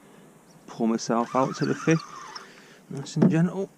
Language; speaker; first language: English; native; English